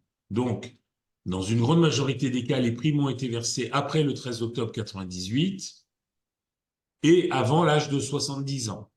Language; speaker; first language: French; native; French